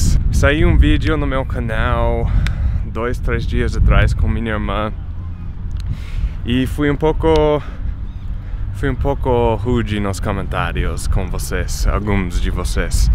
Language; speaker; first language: Portuguese; non-native, fluent; English